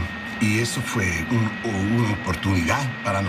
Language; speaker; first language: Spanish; non-native, learner; English